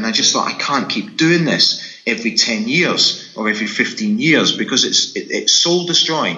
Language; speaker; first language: English; native; English